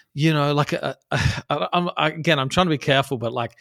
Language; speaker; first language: English; native; English